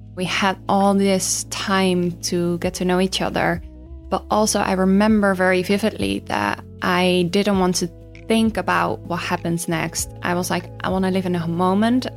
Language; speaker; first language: English; non-native, fluent; Dutch